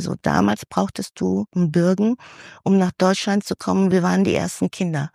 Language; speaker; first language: German; early bilingual, other home language; Filipino